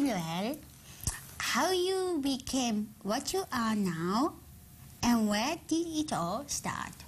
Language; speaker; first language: English; non-native, learner; Dutch